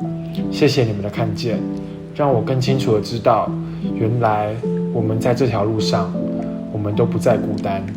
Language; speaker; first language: Chinese; native; Chinese